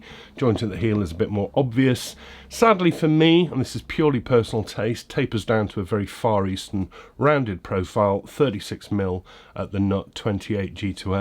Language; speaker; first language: English; native; English